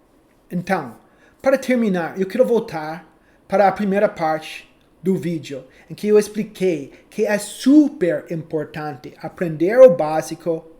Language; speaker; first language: Portuguese; non-native, fluent; English